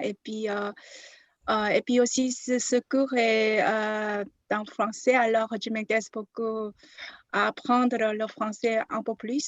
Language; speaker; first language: French; non-native, fluent; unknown